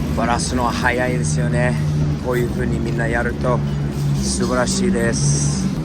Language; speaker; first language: Japanese; non-native, fluent; English